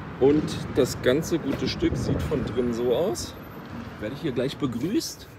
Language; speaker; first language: German; native; German